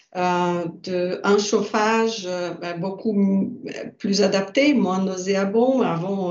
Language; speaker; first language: French; non-native, fluent; Portuguese